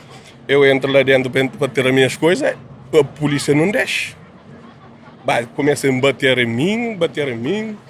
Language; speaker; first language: Portuguese; non-native, local second language; Kabuverdianu